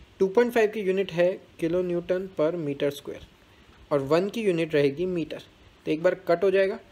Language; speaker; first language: Hindi; non-native, local second language; Gujarati